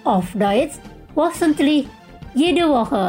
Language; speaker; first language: German; non-native, fluent; Indonesian